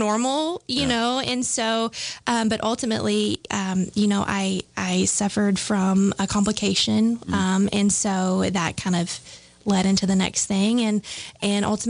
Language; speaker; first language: English; native; English